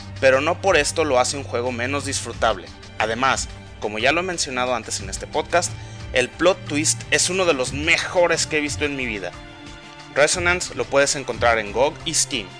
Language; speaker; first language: Spanish; native; Spanish